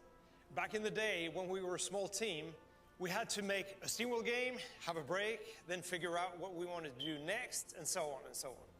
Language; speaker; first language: English; non-native, fluent; Swedish